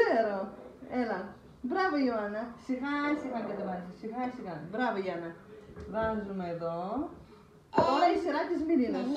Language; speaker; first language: Greek; non-native, fluent; Russian